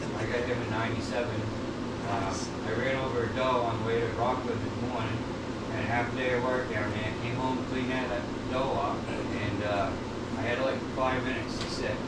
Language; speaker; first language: English; native; English